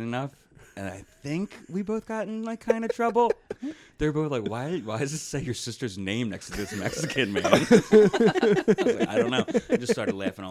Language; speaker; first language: English; native; English